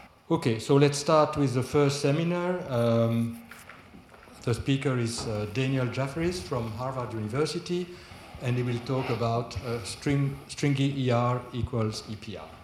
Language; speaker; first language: English; non-native, fluent; French